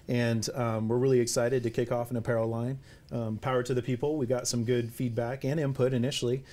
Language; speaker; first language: English; native; English